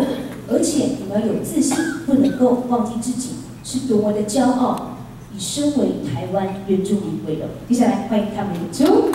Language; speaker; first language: Chinese; native; Chinese